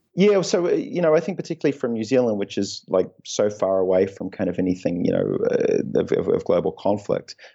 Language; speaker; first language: English; native; English